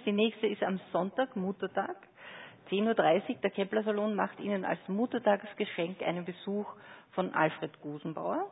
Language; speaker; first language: German; native; German